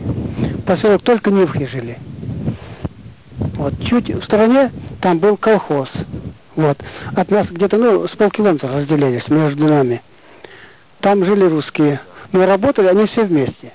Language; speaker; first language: Russian; non-native, local second language; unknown